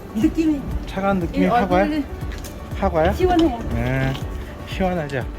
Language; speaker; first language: Korean; native; Korean